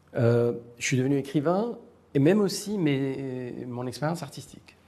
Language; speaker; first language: French; non-native, local second language; Arabic